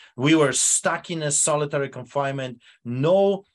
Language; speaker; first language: English; non-native, fluent; Polish